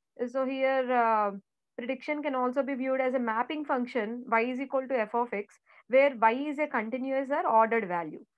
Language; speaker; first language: English; non-native, local second language; Telugu